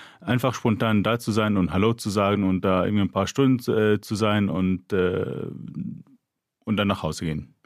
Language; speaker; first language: German; non-native, fluent; Arabic